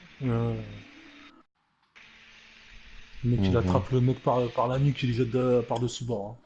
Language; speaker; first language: French; native; French